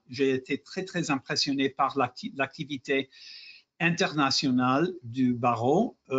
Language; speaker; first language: French; non-native, fluent; English